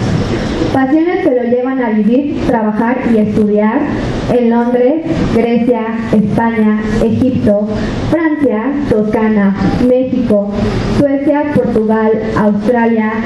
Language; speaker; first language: Spanish; native; Spanish